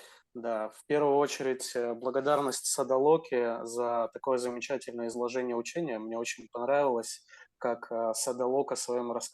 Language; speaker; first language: Russian; native; Russian